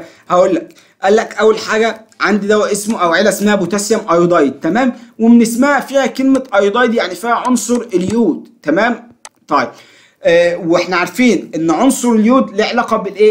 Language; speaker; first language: Arabic; native; Arabic